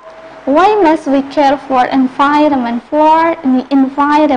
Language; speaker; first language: English; non-native, local second language; Indonesian